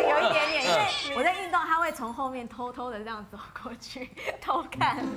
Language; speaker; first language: Chinese; native; Chinese